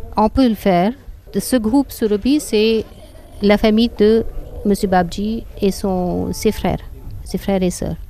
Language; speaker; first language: French; non-native, fluent; Hindi